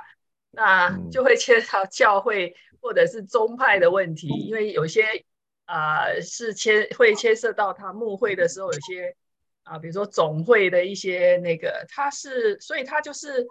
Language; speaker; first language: Chinese; native; Chinese